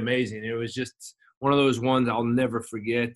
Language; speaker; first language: English; native; English